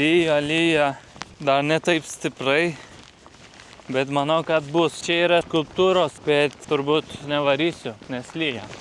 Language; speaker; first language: Lithuanian; non-native, learner; Turkish